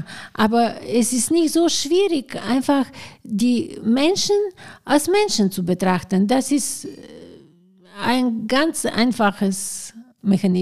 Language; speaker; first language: German; non-native, fluent; Bulgarian